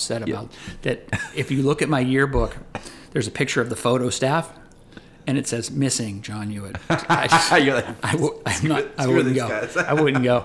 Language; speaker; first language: English; native; English